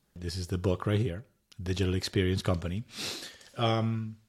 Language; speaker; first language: English; non-native, fluent; Spanish